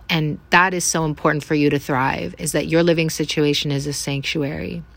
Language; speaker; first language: English; native; English